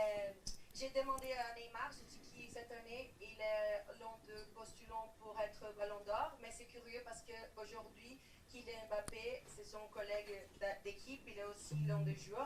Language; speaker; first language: French; non-native, fluent; Portuguese